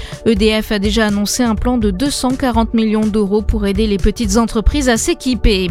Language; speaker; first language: French; native; French